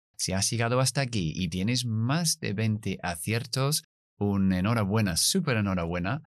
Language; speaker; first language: Spanish; non-native, fluent; English